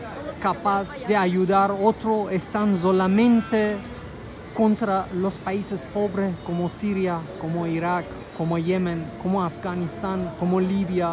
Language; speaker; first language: Spanish; non-native, fluent; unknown